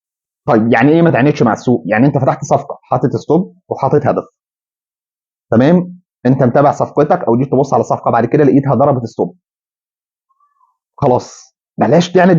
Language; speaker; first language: Arabic; native; Arabic